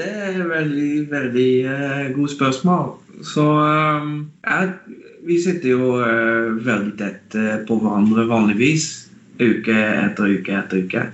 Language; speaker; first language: Norwegian; non-native, fluent; Dutch